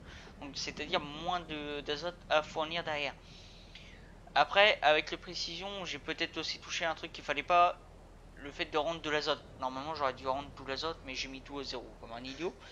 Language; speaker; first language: French; native; French